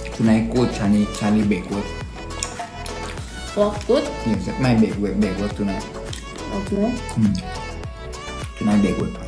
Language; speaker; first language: English; non-native, learner; Thai